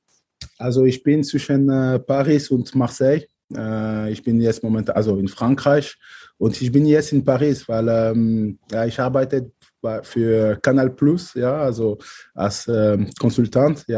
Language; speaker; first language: German; non-native, fluent; French